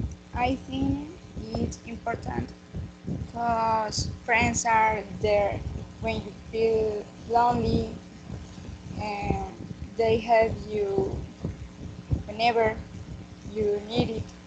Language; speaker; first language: English; non-native, learner; Spanish